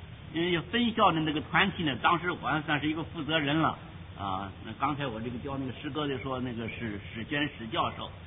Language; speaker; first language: Chinese; native; Chinese